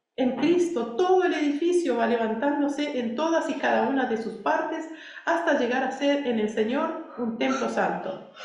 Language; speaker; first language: Spanish; early bilingual, other home language; English